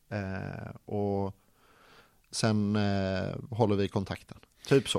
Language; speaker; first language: Swedish; native; Swedish